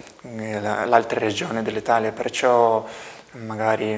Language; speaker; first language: Italian; non-native, learner; Russian